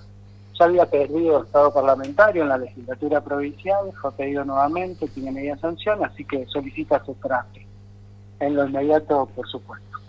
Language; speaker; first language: Spanish; native; Spanish